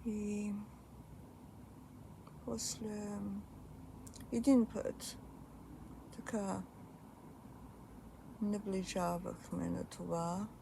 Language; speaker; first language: Bulgarian; early bilingual, heritage; Bulgarian